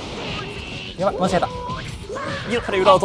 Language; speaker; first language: Japanese; native; Japanese